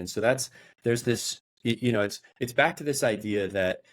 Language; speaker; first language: English; native; English